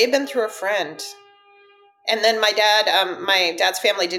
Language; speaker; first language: English; early bilingual, other home language; Russian